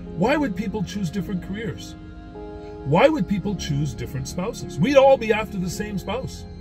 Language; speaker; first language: English; native; English